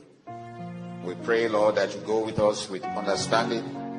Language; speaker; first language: English; non-native, local second language; Yoruba